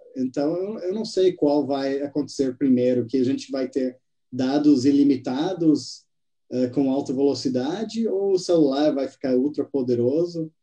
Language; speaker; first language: Portuguese; non-native, fluent; English